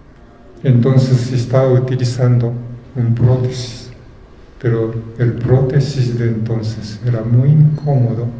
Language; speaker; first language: Spanish; non-native, fluent; Japanese